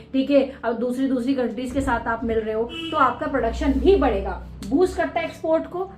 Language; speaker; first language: Hindi; native; Hindi